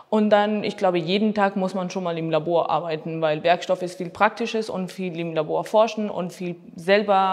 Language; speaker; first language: German; non-native, fluent; Spanish